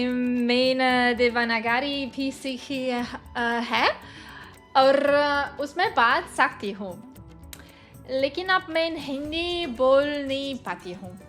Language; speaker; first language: Hindi; non-native, learner; Russian